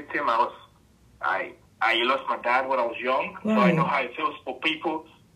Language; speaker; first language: English; non-native, local second language; Akan